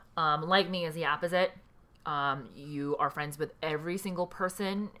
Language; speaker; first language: English; early bilingual, other home language; Korean